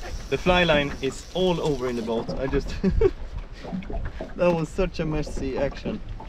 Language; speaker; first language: English; non-native, fluent; Swedish